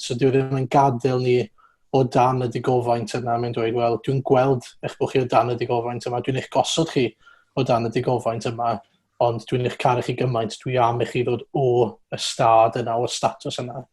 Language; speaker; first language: Welsh; native; Welsh